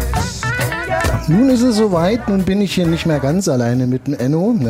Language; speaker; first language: German; native; German